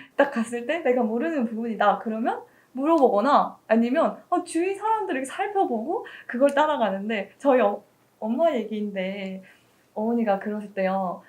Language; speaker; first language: Korean; native; Korean